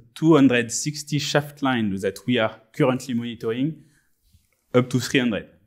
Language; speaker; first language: English; non-native, fluent; French